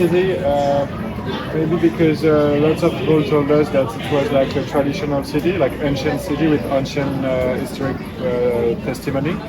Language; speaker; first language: English; non-native, fluent; French